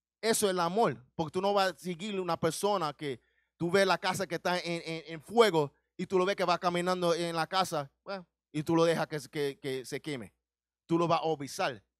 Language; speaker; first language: Spanish; early bilingual, heritage; Spanish